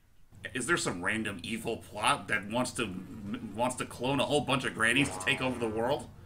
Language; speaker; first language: English; native; English